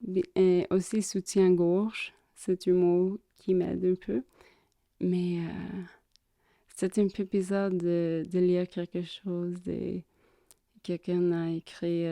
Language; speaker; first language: French; non-native, learner; English